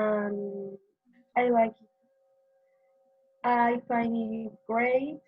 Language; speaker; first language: English; non-native, learner; Spanish